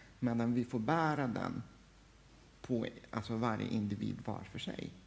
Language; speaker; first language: Swedish; non-native, fluent; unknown